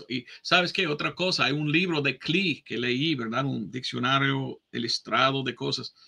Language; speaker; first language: Spanish; non-native, fluent; English